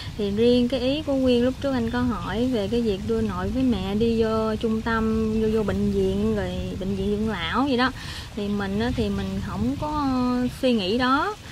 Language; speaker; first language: Vietnamese; native; Vietnamese